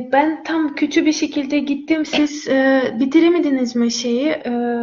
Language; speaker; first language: Turkish; non-native, fluent; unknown